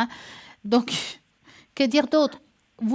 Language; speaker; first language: French; native; French